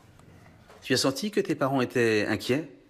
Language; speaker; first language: French; native; French